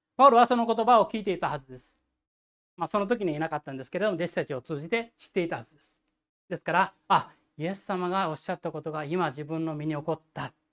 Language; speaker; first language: Japanese; native; Japanese